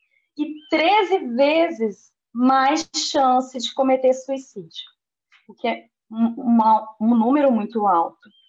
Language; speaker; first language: Portuguese; native; Portuguese